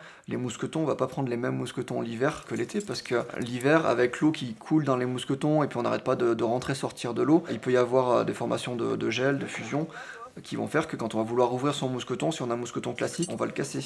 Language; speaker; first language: French; native; French